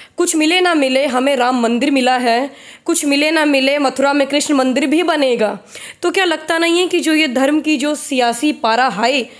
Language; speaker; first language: Hindi; native; Hindi